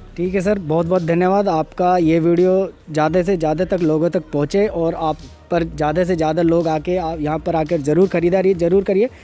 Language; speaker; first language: Hindi; native; Hindi